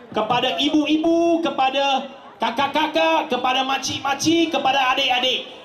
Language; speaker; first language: Malay; non-native, local second language; Chinese